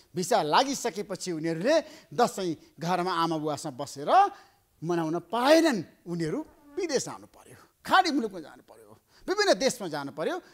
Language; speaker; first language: Nepali; native; Nepali